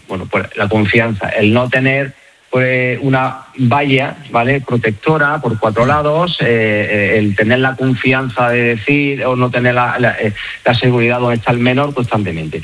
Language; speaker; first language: Spanish; native; Spanish